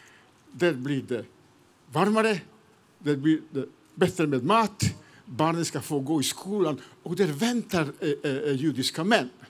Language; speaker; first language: Swedish; non-native, fluent; Serbian